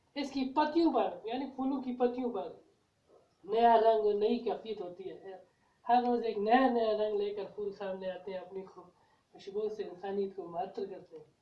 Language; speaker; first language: Urdu; non-native, local second language; Kashmiri